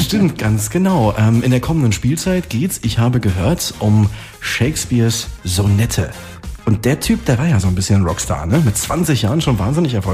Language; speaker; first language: German; native; German